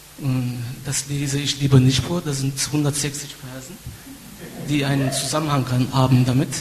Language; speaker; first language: German; non-native, fluent; Turkish